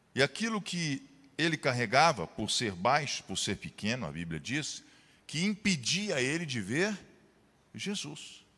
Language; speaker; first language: Portuguese; native; Portuguese